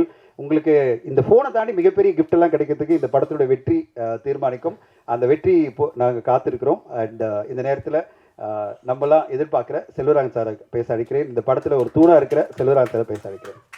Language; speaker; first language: Tamil; native; Tamil